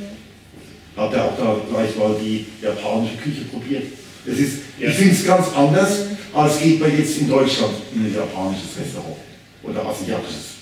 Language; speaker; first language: German; native; German